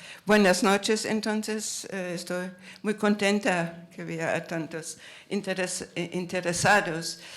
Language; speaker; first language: Spanish; non-native, fluent; German